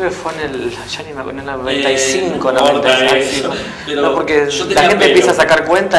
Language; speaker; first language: Spanish; native; Spanish